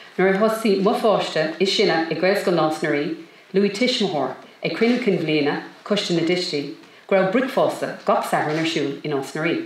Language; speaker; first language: Irish; non-native, local second language; English